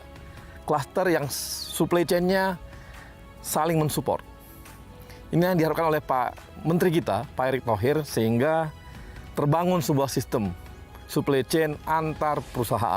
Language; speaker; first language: Indonesian; native; Indonesian